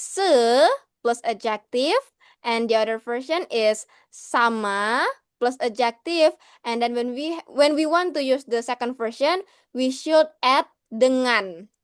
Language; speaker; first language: English; non-native, learner; Indonesian